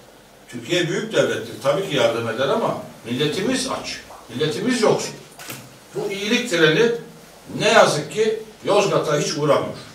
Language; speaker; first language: Turkish; native; Turkish